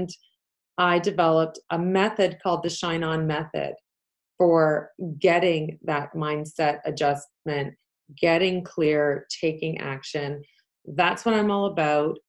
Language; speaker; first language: English; early bilingual, other home language; Polish